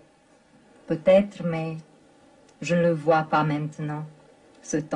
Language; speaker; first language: French; non-native, fluent; Romanian